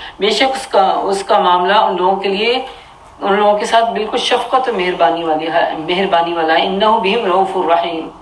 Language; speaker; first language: Urdu; early bilingual, heritage; Urdu